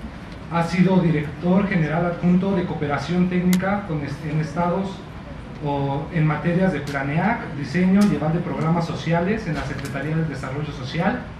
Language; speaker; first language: Spanish; native; Spanish